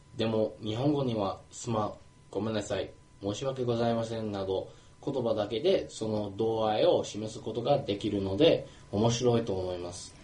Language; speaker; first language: Japanese; non-native, fluent; English